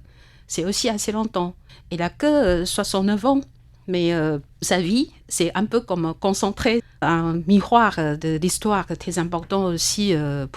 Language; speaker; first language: French; non-native, fluent; Chinese